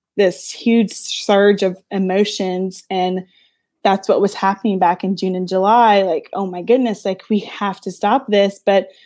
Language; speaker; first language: English; native; English